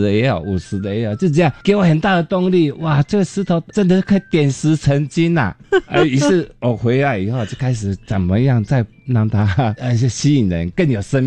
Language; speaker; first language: Chinese; native; Chinese